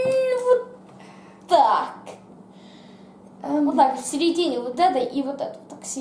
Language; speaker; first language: Russian; early bilingual, heritage; Russian